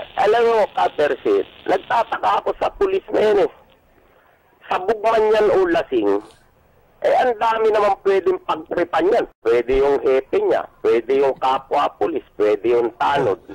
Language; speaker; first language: Filipino; native; Filipino